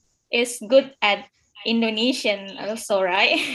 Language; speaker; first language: English; non-native, fluent; Indonesian